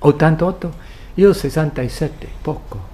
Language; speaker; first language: Italian; non-native, learner; English